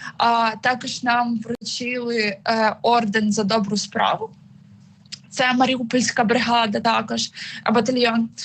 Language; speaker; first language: Ukrainian; native; Ukrainian